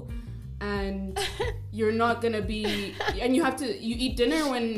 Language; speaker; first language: English; non-native, local second language; Kinyarwanda